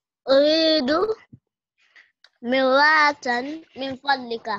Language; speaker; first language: Arabic; non-native, learner; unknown